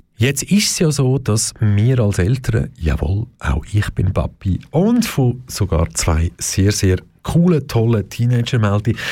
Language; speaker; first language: German; early bilingual, other home language; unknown